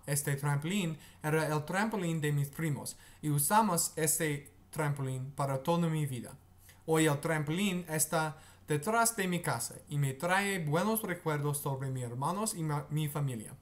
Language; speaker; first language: Spanish; non-native, learner; English